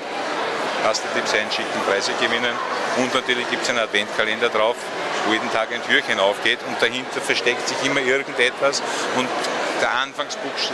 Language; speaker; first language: German; native; German